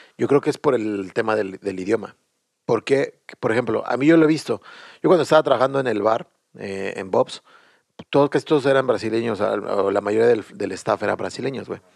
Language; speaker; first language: Spanish; native; Spanish